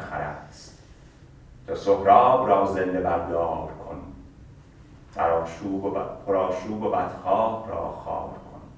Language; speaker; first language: Persian; native; Persian